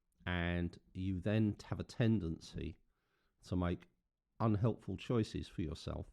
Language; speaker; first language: English; native; English